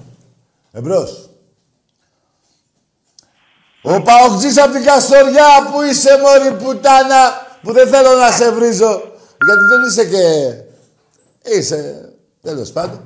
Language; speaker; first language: Greek; native; Greek